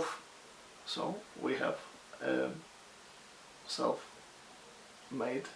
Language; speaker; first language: English; non-native, fluent; Russian